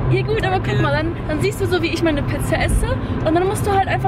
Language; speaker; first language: German; native; German